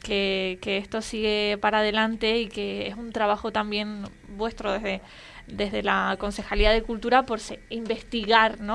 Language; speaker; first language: Spanish; native; Spanish